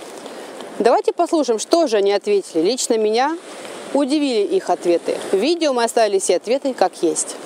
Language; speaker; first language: Russian; native; Russian